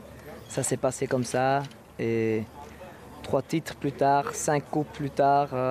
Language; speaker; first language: French; non-native, local second language; Dutch